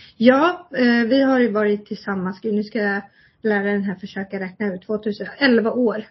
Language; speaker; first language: Swedish; early bilingual, other home language; Kurdish